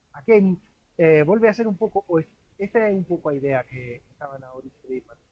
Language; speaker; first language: Galician; non-native, local second language; Spanish